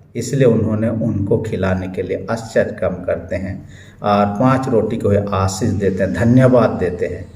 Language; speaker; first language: Hindi; non-native, local second language; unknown